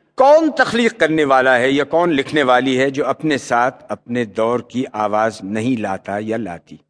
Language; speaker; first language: Urdu; native; Urdu